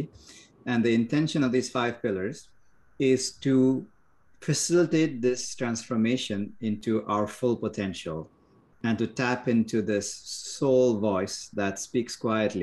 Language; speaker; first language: English; non-native, local second language; Bangla